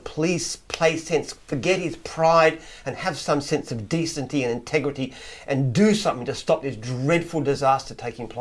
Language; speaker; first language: English; native; English